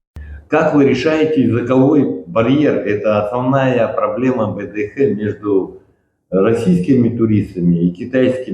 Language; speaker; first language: Russian; native; Russian